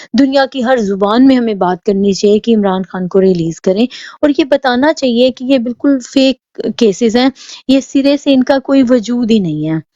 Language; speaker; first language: Urdu; native; Urdu